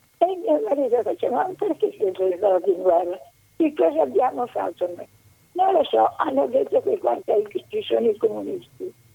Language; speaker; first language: Italian; native; Italian